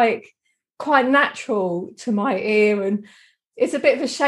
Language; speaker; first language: English; native; English